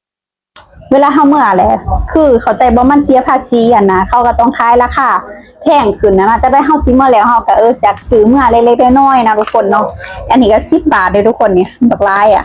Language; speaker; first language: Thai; non-native, local second language; Lao